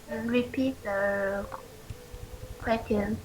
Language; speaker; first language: English; non-native, learner; Vietnamese